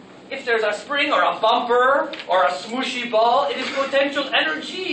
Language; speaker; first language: English; native; English